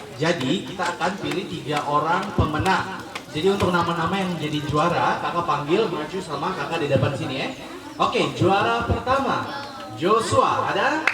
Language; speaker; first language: Malay; native; Malay